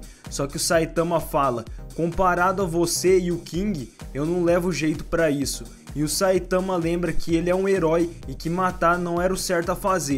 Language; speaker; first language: Portuguese; native; Portuguese